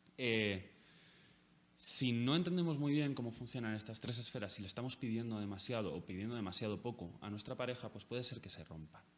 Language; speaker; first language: Spanish; native; Spanish